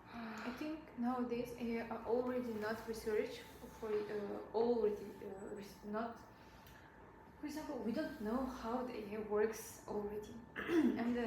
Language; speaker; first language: English; non-native, learner; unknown